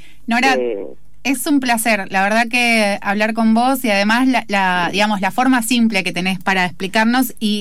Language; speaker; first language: Spanish; native; Spanish